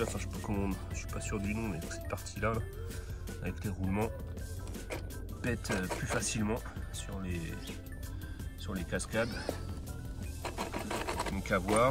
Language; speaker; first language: French; native; French